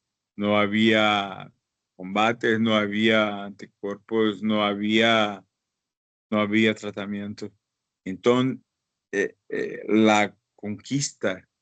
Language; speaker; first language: Spanish; non-native, fluent; Portuguese